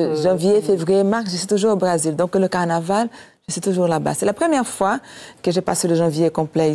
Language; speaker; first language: French; non-native, fluent; Portuguese